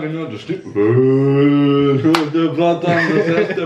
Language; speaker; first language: German; native; German